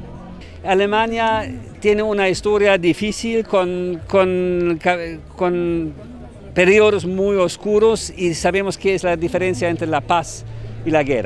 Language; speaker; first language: Spanish; non-native, fluent; German